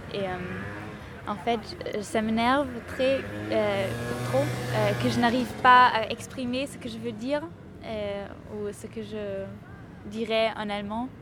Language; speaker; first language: French; non-native, learner; German